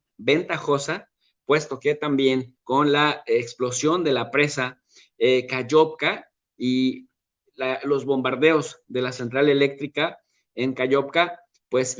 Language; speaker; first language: Spanish; native; Spanish